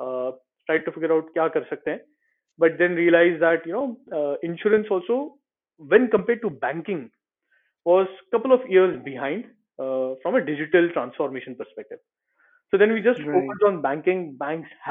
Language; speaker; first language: English; non-native, local second language; Marathi